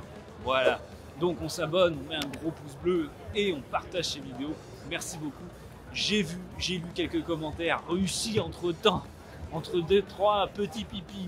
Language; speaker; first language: French; native; French